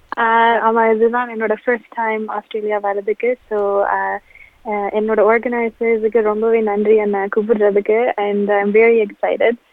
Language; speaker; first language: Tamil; early bilingual, heritage; Tamil